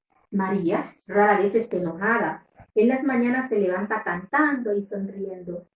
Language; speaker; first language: Spanish; native; Spanish